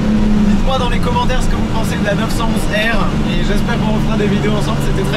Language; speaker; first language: French; native; French